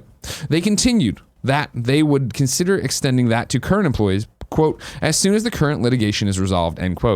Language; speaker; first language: English; native; English